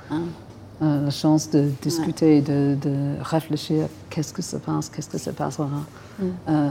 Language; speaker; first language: French; non-native, fluent; English